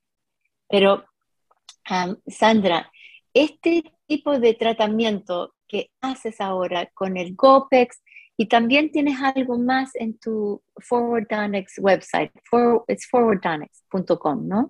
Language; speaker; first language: Spanish; non-native, fluent; English